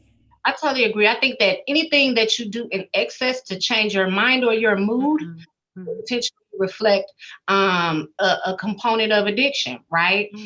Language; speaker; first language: English; native; English